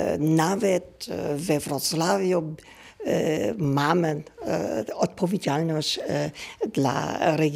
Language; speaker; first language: Polish; non-native, fluent; German